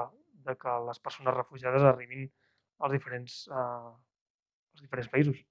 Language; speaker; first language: Catalan; native; Catalan